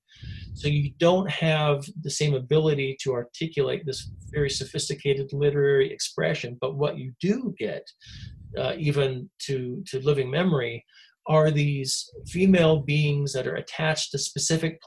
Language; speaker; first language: English; native; English